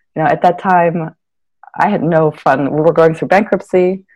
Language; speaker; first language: English; non-native, fluent; German